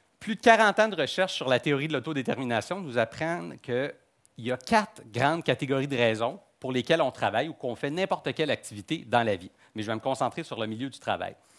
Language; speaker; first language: French; native; French